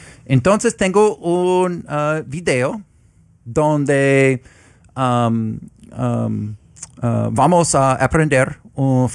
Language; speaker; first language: Spanish; non-native, learner; English